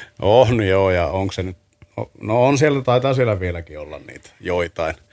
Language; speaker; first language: Finnish; native; Finnish